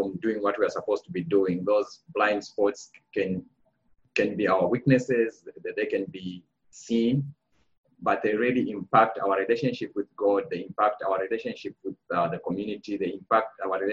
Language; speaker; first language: English; non-native, local second language; Bemba